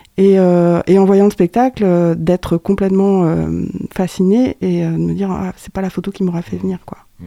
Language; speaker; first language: French; native; French